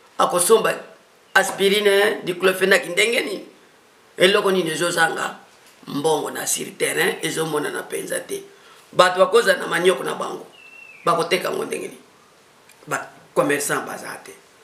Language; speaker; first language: Lingala; non-native, local second language; Kituba (Democratic Republic of Congo)